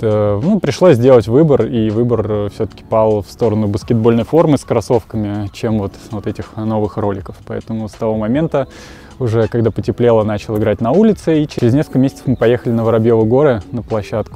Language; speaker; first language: Russian; native; Russian